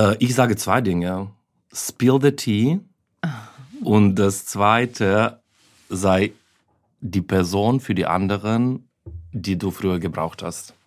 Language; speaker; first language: German; non-native, fluent; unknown